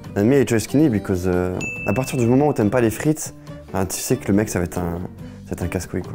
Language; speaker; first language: French; native; French